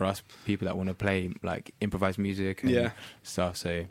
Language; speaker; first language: English; native; English